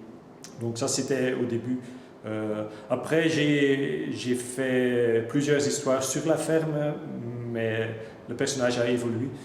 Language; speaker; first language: French; non-native, local second language; Dutch